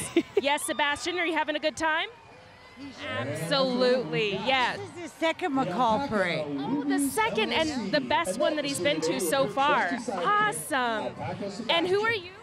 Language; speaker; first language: English; native; English